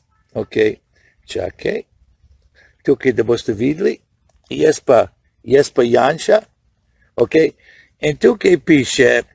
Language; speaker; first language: Slovenian; early bilingual, heritage; Slovenian